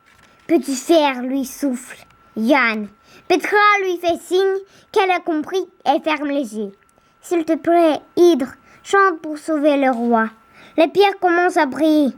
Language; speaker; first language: French; native; French